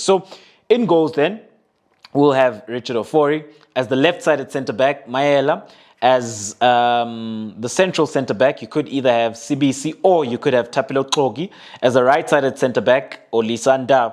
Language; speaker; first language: English; non-native, local second language; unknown